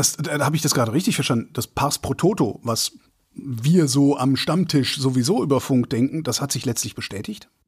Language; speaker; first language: German; native; German